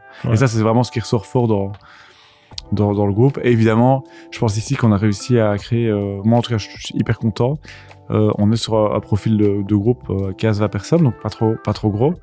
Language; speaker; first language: French; native; French